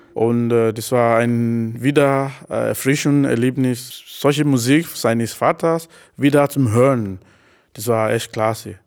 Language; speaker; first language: German; non-native, learner; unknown